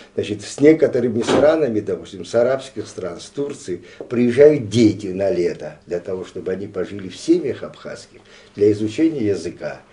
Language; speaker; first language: Russian; non-native, local second language; Abkhazian